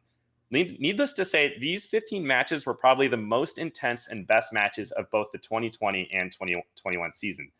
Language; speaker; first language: English; native; English